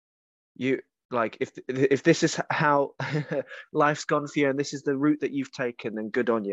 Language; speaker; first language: English; native; English